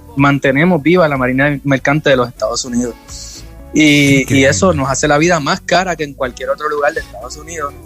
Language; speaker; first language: Spanish; native; Spanish